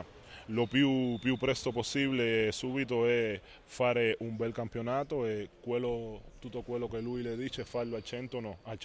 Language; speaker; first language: Italian; non-native, fluent; Spanish